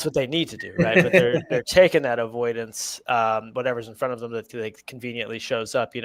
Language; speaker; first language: English; native; English